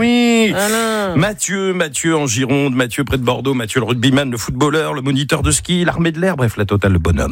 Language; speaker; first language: French; native; French